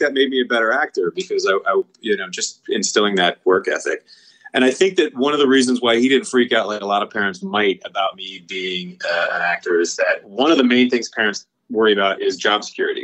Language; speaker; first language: English; native; English